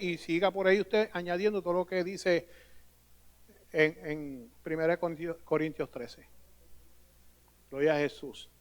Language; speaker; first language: Spanish; native; Spanish